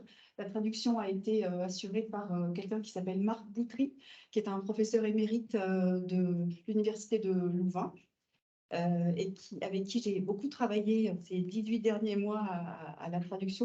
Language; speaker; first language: French; native; French